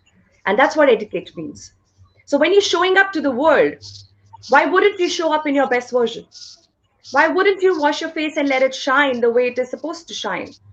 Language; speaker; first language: English; non-native, local second language; Hindi